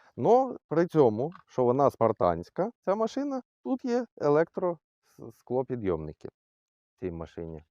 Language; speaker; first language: Ukrainian; non-native, local second language; Russian